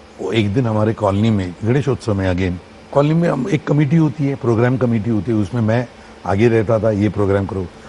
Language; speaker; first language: Hindi; non-native, local second language; Marathi